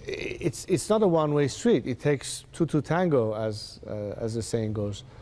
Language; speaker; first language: English; non-native, fluent; Persian